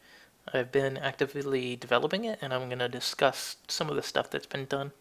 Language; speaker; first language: English; native; English